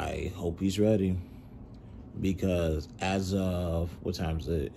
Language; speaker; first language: English; native; English